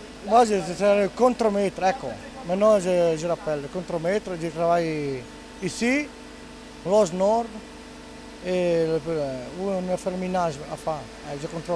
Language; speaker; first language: French; non-native, learner; Italian